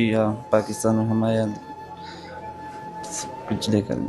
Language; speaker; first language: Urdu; non-native, local second language; Pashto